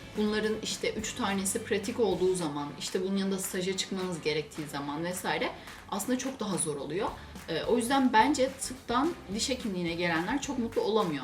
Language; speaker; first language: Turkish; native; Turkish